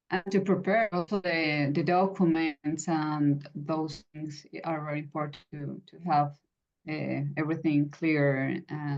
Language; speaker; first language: English; non-native, fluent; Spanish